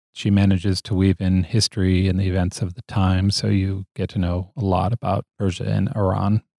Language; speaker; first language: English; native; English